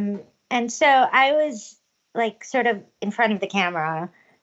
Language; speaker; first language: English; non-native, local second language; Cebuano